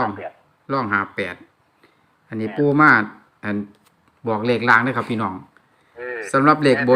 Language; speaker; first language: Thai; non-native, local second language; Lao